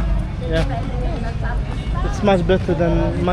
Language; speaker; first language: English; non-native, learner; German